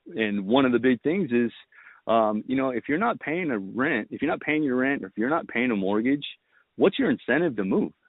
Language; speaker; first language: English; early bilingual, other home language; Romanian